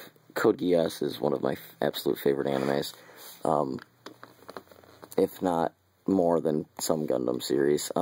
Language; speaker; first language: English; native; English